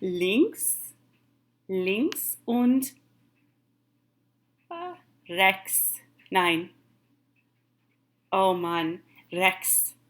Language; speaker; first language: German; non-native, fluent; English